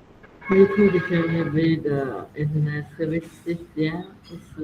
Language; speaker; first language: English; non-native, learner; Khmer